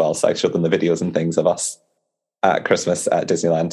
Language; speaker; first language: English; native; English